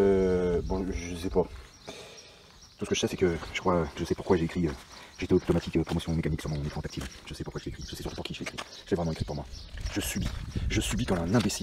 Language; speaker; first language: French; native; French